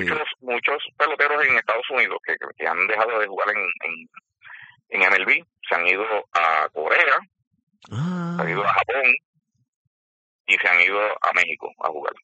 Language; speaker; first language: Spanish; native; Spanish